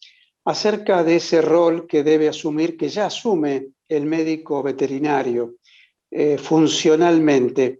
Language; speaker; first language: Spanish; native; Spanish